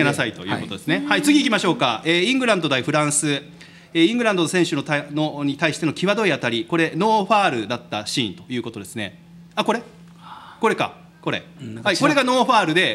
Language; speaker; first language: Japanese; native; Japanese